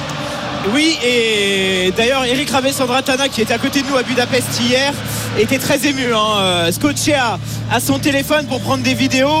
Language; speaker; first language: French; native; French